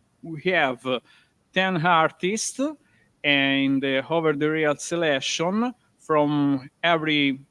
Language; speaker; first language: English; non-native, learner; Italian